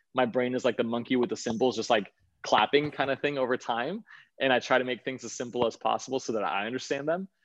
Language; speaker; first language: English; early bilingual, other home language; Danish